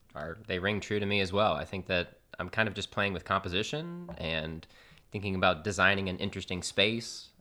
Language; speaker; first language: English; native; English